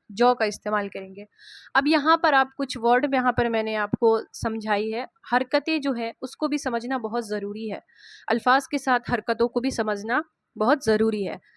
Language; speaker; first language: Hindi; native; Hindi